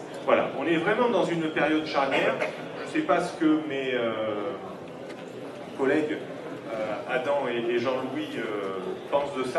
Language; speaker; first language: French; native; French